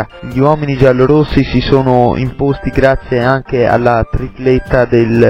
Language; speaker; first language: Italian; native; Italian